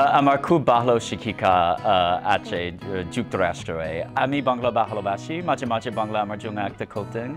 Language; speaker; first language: Bangla; non-native, learner; English